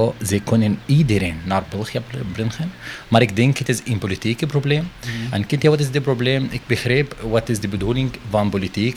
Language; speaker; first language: Dutch; non-native, learner; Arabic